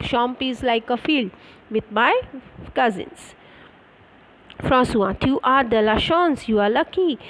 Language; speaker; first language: English; non-native, local second language; Marathi